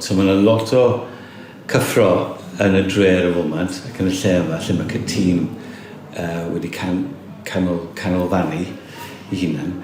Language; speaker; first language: Welsh; native; Welsh